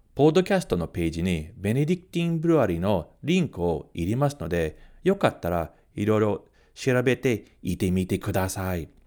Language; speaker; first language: Japanese; non-native, fluent; English